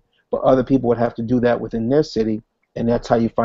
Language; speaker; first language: English; native; English